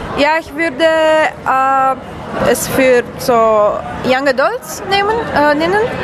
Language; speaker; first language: German; non-native, learner; Romanian